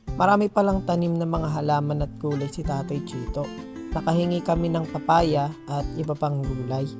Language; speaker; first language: Filipino; native; Filipino